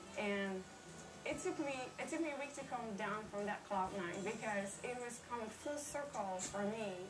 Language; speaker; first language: English; non-native, fluent; Dutch